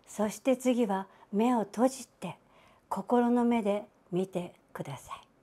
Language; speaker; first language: Japanese; native; Japanese